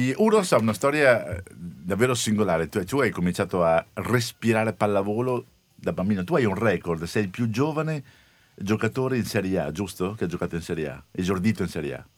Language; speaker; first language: Italian; native; Italian